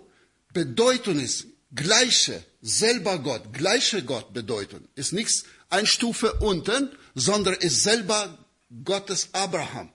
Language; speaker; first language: German; non-native, learner; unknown